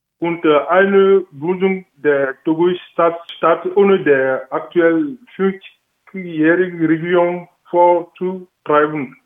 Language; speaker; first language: German; non-native, learner; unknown